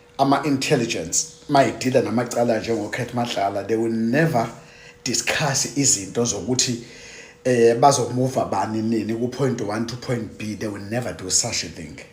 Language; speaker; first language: Zulu; native; Zulu